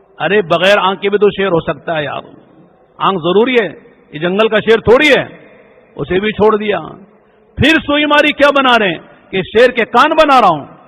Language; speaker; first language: Urdu; native; Urdu